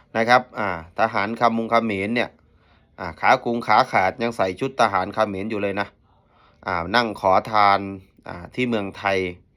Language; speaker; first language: Thai; native; Thai